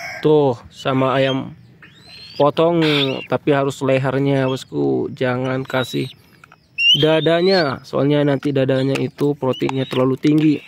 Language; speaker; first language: Indonesian; native; Indonesian